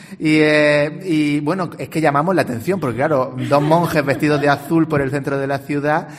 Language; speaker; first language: Spanish; native; Spanish